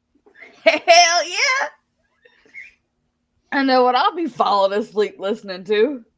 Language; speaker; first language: English; native; English